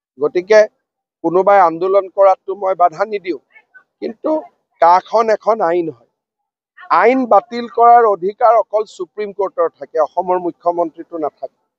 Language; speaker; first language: Assamese; native; Assamese